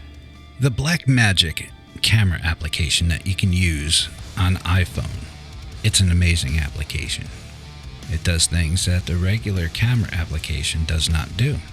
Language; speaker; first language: English; native; English